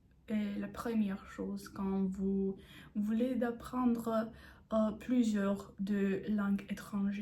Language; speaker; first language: French; non-native, learner; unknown